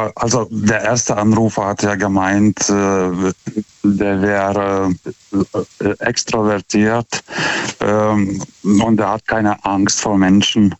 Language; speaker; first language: German; non-native, fluent; Lithuanian